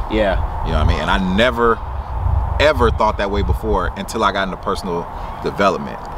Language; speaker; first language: English; native; English